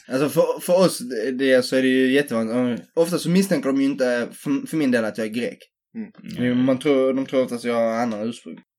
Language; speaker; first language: Swedish; early bilingual, other home language; Greek